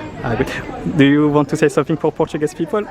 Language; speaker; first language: English; non-native, learner; French